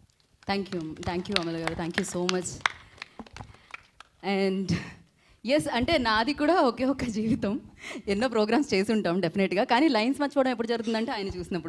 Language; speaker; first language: Telugu; native; Telugu